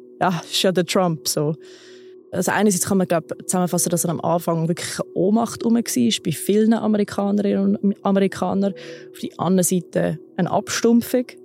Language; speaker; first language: German; native; German